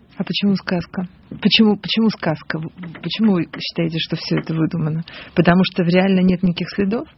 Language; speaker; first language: Russian; native; Russian